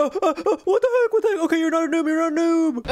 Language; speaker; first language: English; native; English